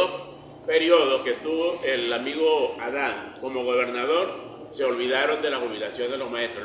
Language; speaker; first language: Spanish; native; Spanish